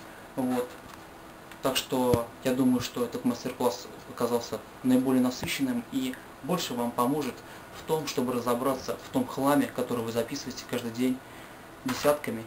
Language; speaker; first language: Russian; native; Russian